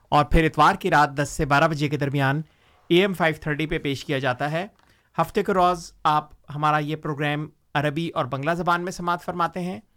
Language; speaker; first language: Urdu; native; Urdu